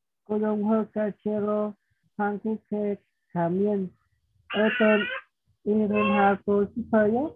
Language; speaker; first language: Korean; non-native, learner; Vietnamese